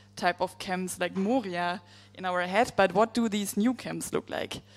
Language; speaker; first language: English; non-native, fluent; German